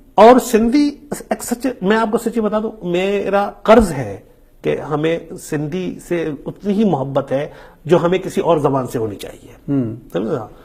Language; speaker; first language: Urdu; native; Urdu